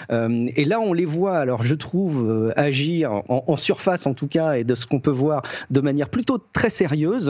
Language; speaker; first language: French; native; French